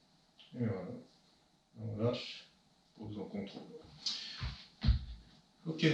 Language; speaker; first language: French; native; French